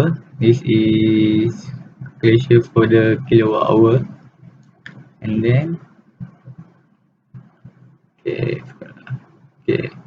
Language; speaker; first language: English; non-native, local second language; Malay